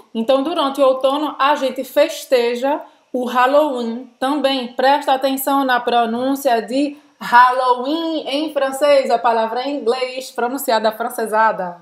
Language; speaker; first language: Portuguese; native; Portuguese